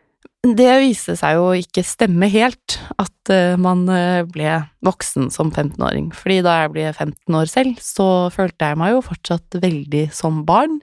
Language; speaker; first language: Norwegian; native; Norwegian